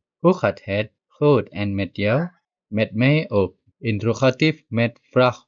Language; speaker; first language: Dutch; non-native, learner; Indonesian